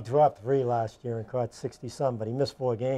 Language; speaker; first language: English; native; English